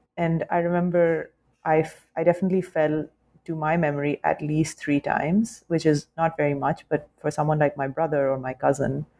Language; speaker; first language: English; non-native, local second language; Urdu